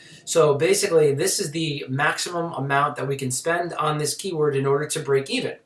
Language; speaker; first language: English; native; English